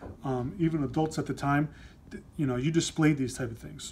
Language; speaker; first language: English; native; English